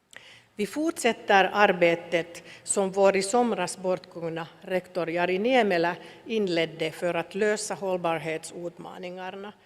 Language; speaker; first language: Swedish; non-native, local second language; Finnish